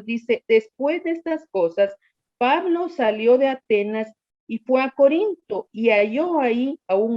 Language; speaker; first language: Spanish; native; Spanish